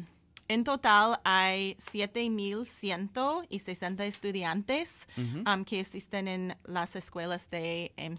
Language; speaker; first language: Spanish; non-native, fluent; English